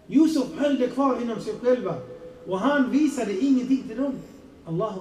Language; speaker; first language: Swedish; non-native, fluent; Arabic